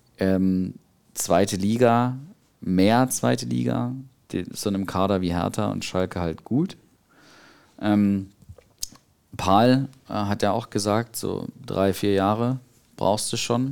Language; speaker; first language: German; native; German